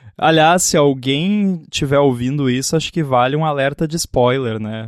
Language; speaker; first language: Portuguese; native; Portuguese